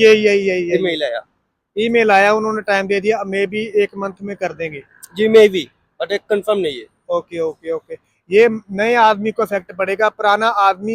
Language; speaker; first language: Hindi; non-native, local second language; Punjabi